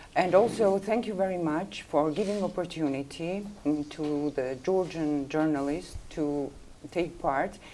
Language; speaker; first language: English; non-native, fluent; Georgian